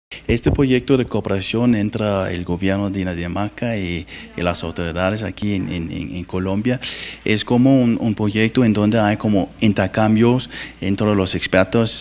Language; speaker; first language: Spanish; non-native, fluent; Danish